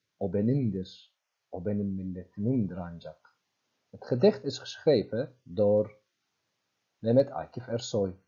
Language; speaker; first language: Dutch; non-native, fluent; Turkish